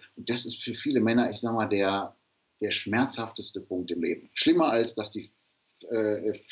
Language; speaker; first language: German; native; German